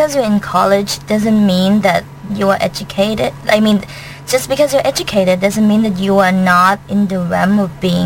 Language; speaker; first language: English; non-native, fluent; Thai